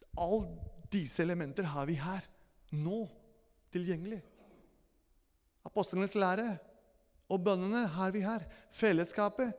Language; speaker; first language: Norwegian; non-native, fluent; Spanish